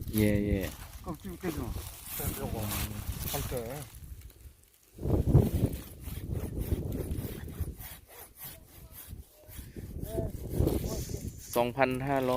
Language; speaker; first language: Korean; non-native, learner; Thai